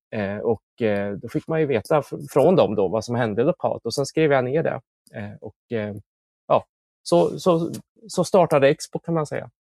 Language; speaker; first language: Swedish; native; Swedish